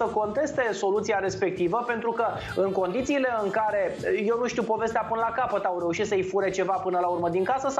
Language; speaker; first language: Romanian; native; Romanian